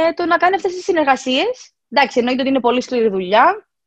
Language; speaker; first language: Greek; native; Greek